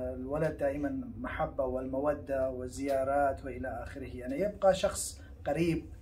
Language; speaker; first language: Arabic; early bilingual, heritage; Arabic